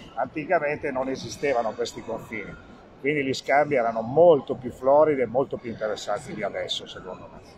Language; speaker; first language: Italian; native; Italian